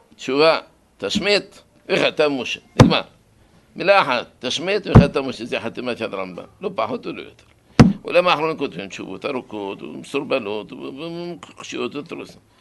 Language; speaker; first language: Hebrew; non-native, fluent; Arabic